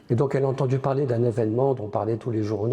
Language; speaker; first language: French; native; French